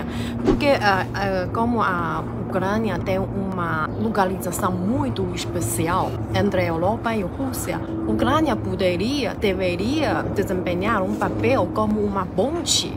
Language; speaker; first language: Portuguese; non-native, fluent; Chinese